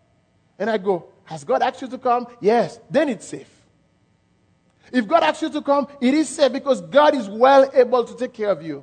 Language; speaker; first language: English; non-native, fluent; French